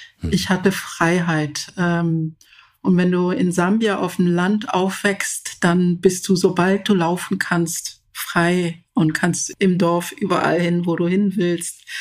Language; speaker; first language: German; early bilingual, other home language; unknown